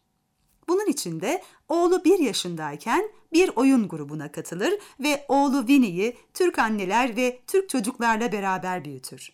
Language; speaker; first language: Turkish; native; Turkish